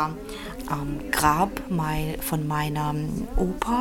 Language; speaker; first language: German; non-native, fluent; Russian